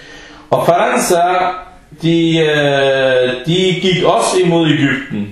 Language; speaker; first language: Danish; early bilingual, other home language; Arabic